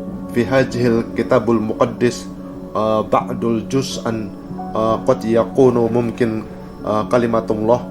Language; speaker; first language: Arabic; non-native, learner; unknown